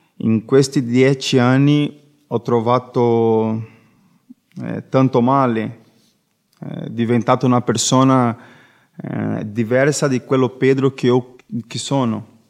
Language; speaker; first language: Italian; non-native, learner; Portuguese